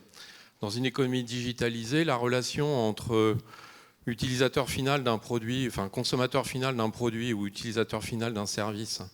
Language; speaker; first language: French; native; French